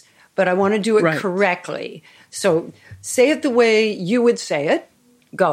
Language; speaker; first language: English; native; English